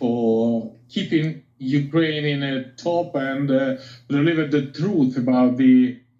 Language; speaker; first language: English; non-native, fluent; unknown